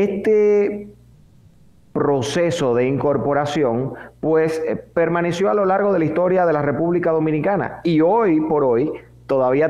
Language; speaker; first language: Spanish; native; Spanish